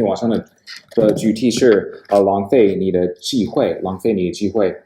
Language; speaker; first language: Chinese; non-native, fluent; English